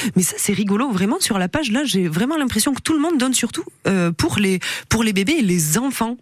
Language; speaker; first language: French; native; French